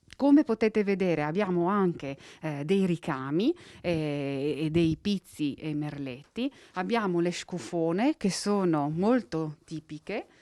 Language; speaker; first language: Italian; non-native, local second language; Slovenian